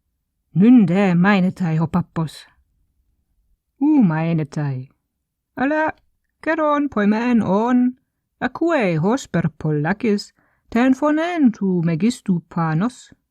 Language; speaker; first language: Greek; non-native, fluent; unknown